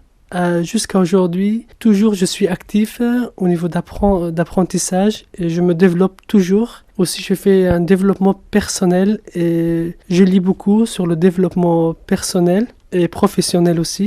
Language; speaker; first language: French; non-native, fluent; Kurdish